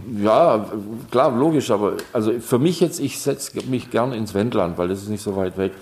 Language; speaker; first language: German; non-native, fluent; Czech